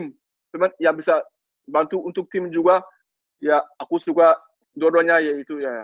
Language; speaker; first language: Indonesian; non-native, learner; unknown